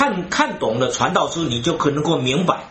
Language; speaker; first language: Chinese; native; Chinese